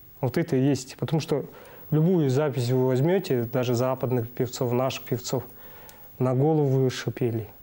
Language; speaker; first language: Russian; non-native, local second language; Buriat